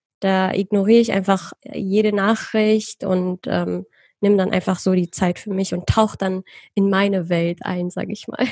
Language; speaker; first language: German; early bilingual, other home language; Persian